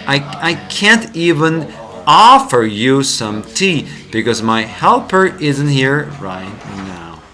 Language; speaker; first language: English; non-native, fluent; Korean